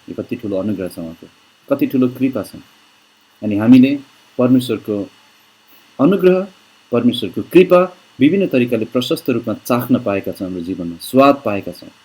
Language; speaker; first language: Nepali; native; Nepali